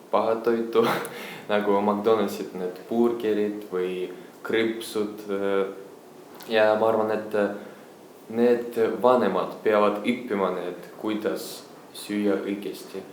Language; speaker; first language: Estonian; non-native, local second language; Russian